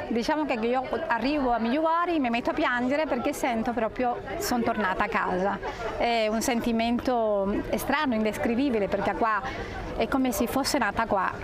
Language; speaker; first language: Italian; non-native, fluent; Spanish